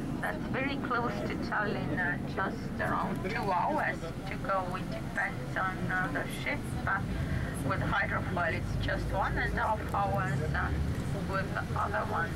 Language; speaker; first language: English; non-native, fluent; Estonian